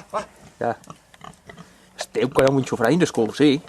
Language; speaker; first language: Catalan; native; Catalan